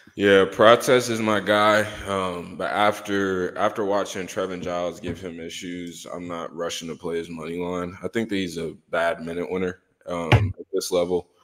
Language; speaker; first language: English; native; English